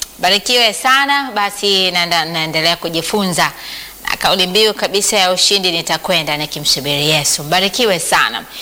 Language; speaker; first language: Swahili; native; Swahili